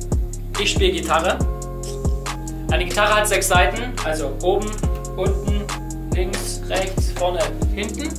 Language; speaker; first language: German; native; German